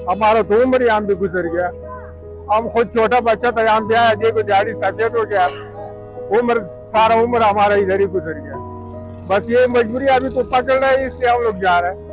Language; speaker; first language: Hindi; non-native, local second language; Pashto